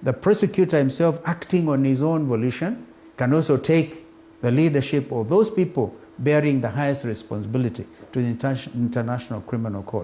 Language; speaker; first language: English; non-native, local second language; Kamba